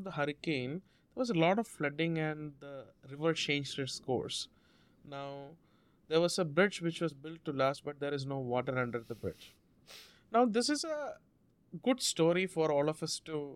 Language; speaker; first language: English; non-native, local second language; Malayalam